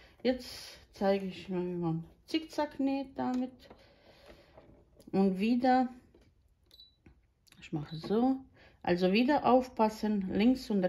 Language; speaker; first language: German; non-native, fluent; Croatian